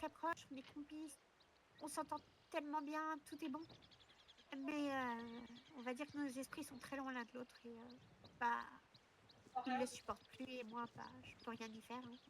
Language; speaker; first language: French; native; French